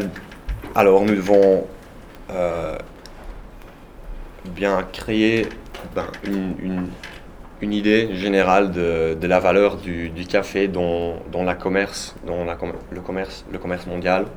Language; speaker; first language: French; non-native, learner; Italian